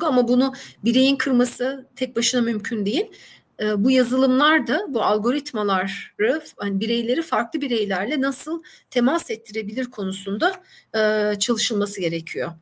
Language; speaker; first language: Turkish; native; Turkish